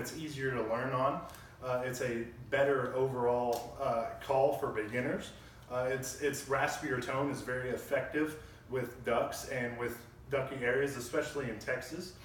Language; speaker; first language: English; native; English